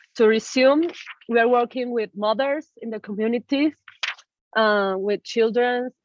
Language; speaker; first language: English; non-native, learner; Spanish